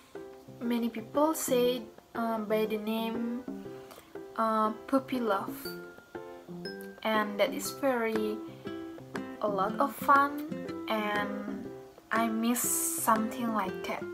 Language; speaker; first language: English; non-native, learner; Indonesian